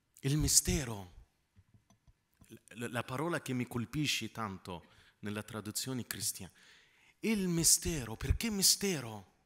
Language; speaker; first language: Italian; non-native, fluent; Arabic